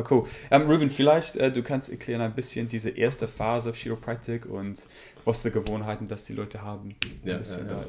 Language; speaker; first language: German; non-native, learner; English